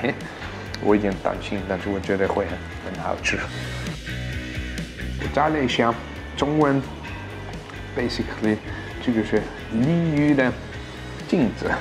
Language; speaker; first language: Chinese; non-native, fluent; German